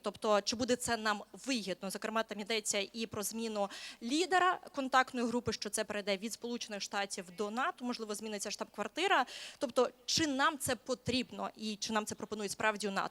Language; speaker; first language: Ukrainian; native; Ukrainian